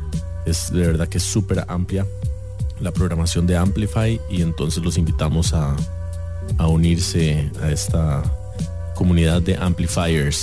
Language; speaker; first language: Spanish; native; Spanish